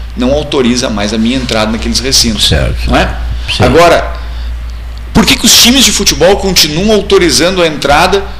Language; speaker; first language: Portuguese; native; Portuguese